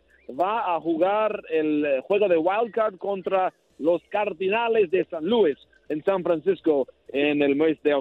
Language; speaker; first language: Spanish; non-native, learner; English